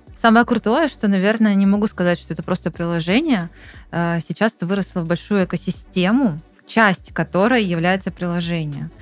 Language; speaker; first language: Russian; native; Russian